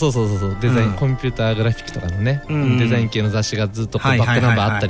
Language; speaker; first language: Japanese; native; Japanese